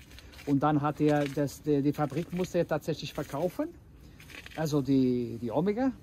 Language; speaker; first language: German; early bilingual, heritage; Portuguese